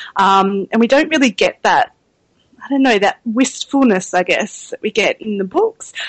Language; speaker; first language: English; native; English